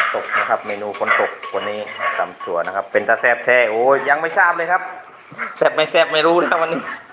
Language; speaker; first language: Thai; native; Thai